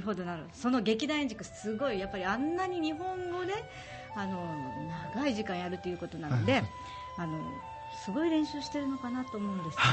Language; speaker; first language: Japanese; native; Japanese